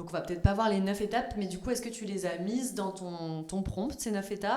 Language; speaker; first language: French; native; French